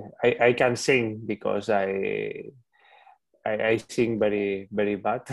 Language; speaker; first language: English; non-native, learner; Spanish